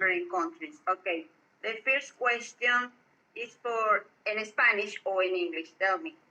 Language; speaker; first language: English; non-native, learner; Spanish